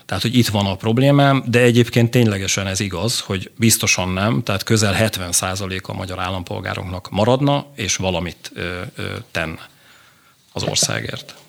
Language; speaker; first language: Hungarian; native; Hungarian